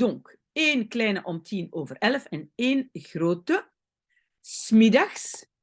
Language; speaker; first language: Dutch; non-native, fluent; French